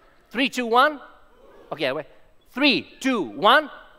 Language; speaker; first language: English; non-native, learner; Italian